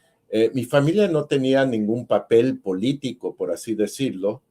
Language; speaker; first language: Spanish; early bilingual, heritage; Spanish